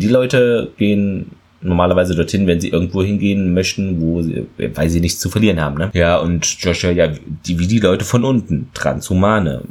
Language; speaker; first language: German; native; German